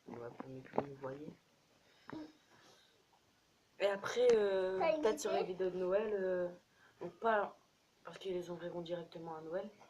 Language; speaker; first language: French; native; French